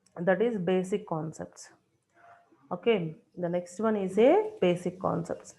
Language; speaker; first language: English; non-native, local second language; Telugu